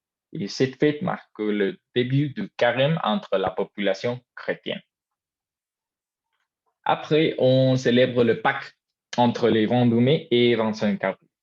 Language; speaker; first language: French; non-native, learner; Spanish